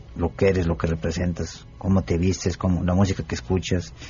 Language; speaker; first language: Spanish; native; Spanish